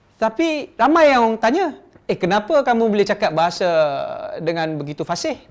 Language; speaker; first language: Malay; non-native, local second language; Chinese